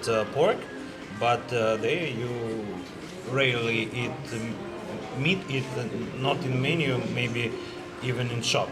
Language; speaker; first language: English; non-native, learner; Russian